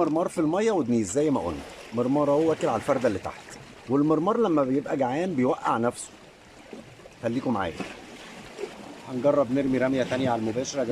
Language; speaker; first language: Arabic; native; Arabic